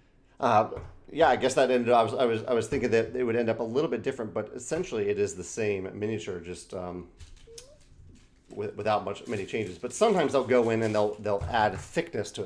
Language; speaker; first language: English; native; English